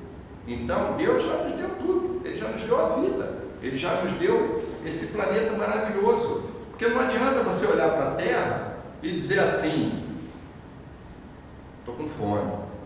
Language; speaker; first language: Portuguese; native; Portuguese